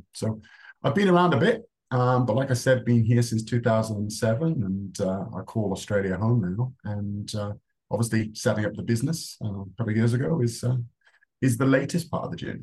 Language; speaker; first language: English; native; English